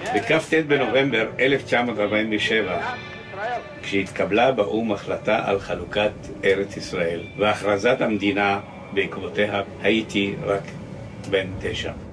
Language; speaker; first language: Hebrew; early bilingual, other home language; Arabic